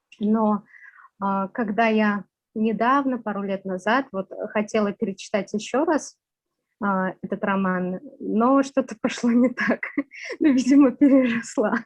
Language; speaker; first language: Russian; non-native, local second language; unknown